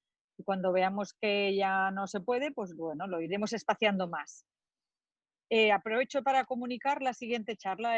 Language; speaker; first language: Spanish; native; Spanish